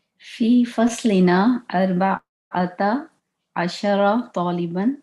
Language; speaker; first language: Arabic; non-native, learner; Urdu